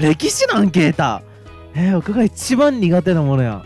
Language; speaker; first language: Japanese; native; Japanese